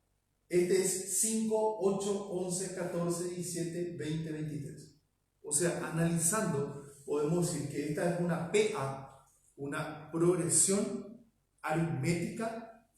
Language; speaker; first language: Spanish; native; Spanish